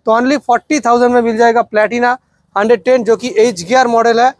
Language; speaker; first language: Hindi; non-native, local second language; Bangla